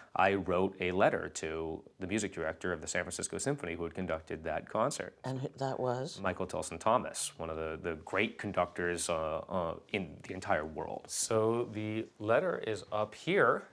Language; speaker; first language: English; native; English